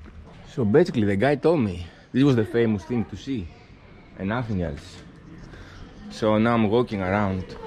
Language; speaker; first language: English; non-native, fluent; Greek